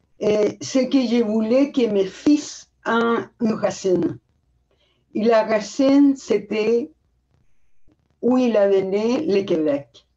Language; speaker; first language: French; non-native, fluent; Spanish